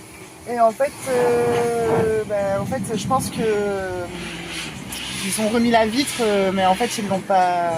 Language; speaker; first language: French; native; French